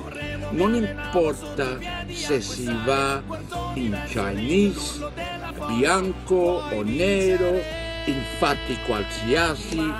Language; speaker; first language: Italian; non-native, learner; English